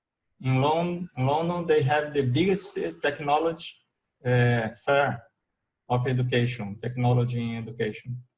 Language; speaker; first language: English; non-native, learner; Portuguese